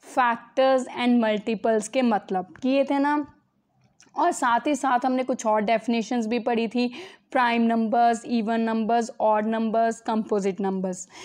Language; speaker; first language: Hindi; native; Hindi